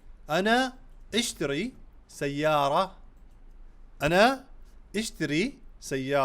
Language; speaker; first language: Arabic; non-native, fluent; Urdu